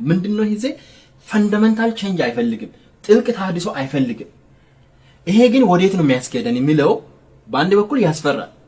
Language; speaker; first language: Amharic; non-native, local second language; Sidamo